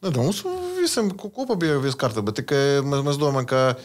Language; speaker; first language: Latvian; non-native, learner; Russian